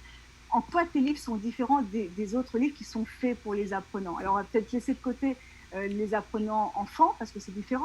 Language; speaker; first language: French; native; French